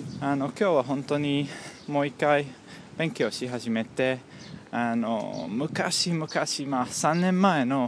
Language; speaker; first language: Japanese; non-native, learner; English